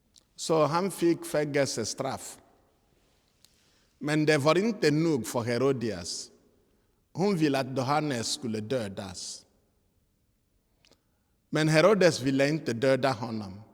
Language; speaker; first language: Swedish; non-native, fluent; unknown